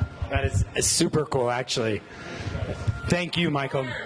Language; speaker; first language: English; native; English